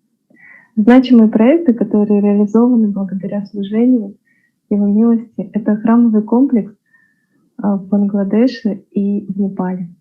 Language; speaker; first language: Russian; native; Russian